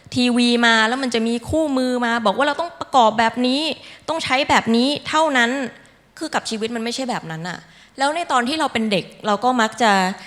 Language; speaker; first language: Thai; native; Thai